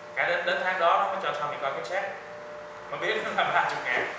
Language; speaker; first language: Vietnamese; early bilingual, heritage; Vietnamese